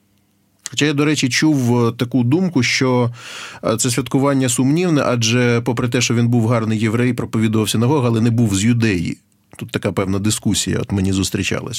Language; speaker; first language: Ukrainian; native; Ukrainian